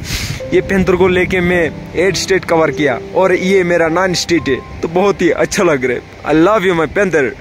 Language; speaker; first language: Hindi; non-native, local second language; Bangla